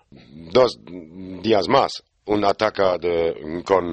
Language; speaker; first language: Spanish; non-native, learner; German